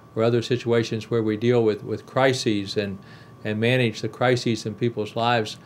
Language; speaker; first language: English; native; English